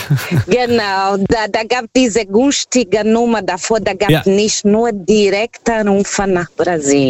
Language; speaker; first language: German; non-native, fluent; Portuguese